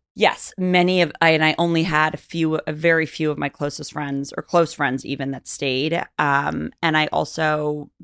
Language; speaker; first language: English; native; English